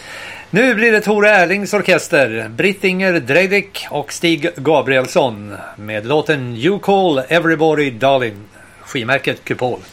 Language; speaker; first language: Swedish; native; Swedish